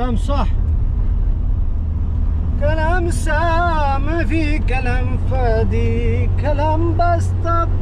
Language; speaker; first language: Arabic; non-native, learner; Bangla